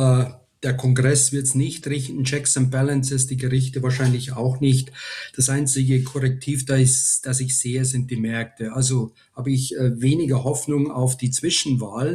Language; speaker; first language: German; native; German